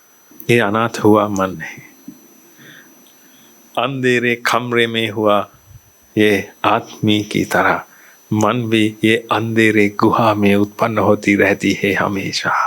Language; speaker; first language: Hindi; non-native, fluent; Sinhala